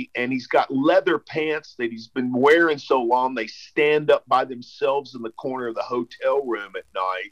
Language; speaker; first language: English; native; English